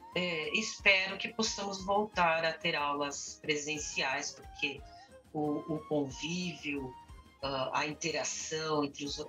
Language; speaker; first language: Portuguese; native; Portuguese